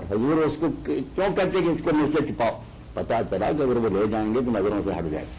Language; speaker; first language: Urdu; non-native, local second language; Punjabi